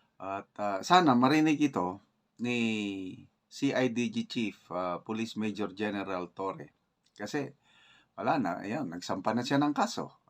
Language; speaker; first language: Filipino; native; Filipino